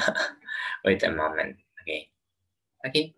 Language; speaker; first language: English; non-native, learner; Chinese